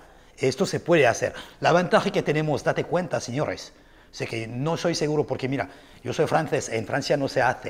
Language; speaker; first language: Spanish; non-native, learner; French